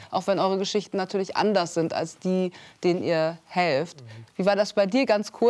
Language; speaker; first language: German; native; German